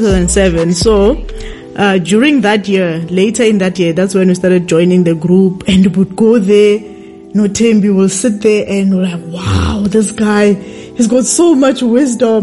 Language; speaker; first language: English; non-native, local second language; Tsonga